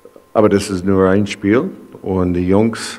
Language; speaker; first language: German; non-native, learner; English